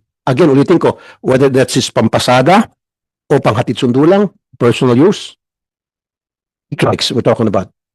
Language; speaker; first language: English; non-native, local second language; Filipino